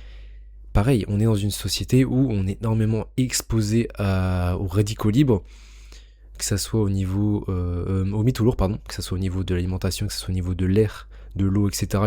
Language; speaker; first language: French; native; French